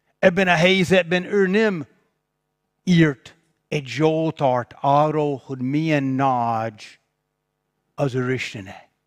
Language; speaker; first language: Hungarian; non-native, fluent; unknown